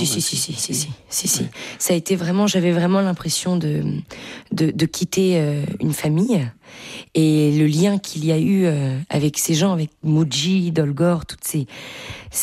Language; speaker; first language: French; native; French